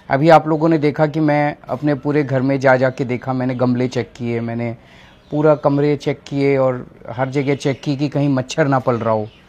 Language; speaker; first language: Hindi; native; Hindi